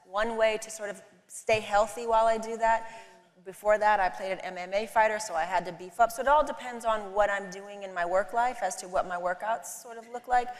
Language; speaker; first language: English; native; English